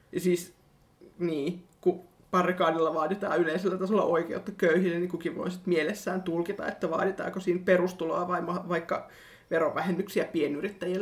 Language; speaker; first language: Finnish; native; Finnish